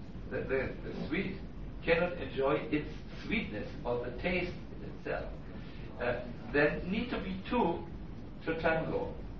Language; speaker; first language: English; non-native, fluent; German